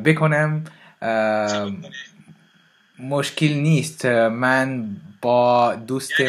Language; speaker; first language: Persian; non-native, learner; French